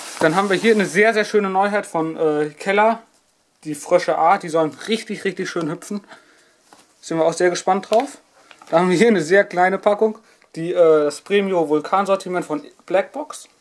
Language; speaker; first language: German; native; German